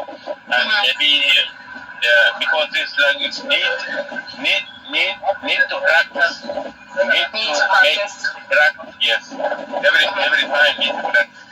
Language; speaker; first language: English; non-native, learner; Arabic